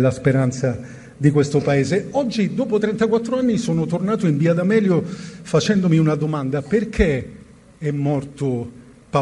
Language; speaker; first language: Italian; native; Italian